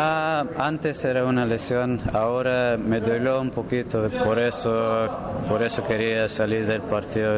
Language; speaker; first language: Spanish; early bilingual, heritage; English